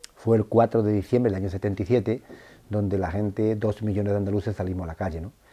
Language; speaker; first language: Spanish; native; Spanish